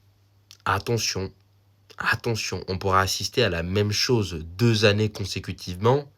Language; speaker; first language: French; native; French